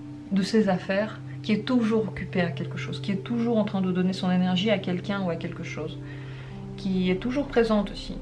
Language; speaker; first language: French; native; French